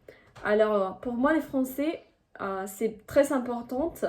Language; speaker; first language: French; non-native, fluent; Spanish